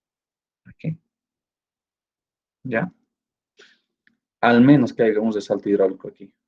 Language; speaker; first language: Spanish; native; Spanish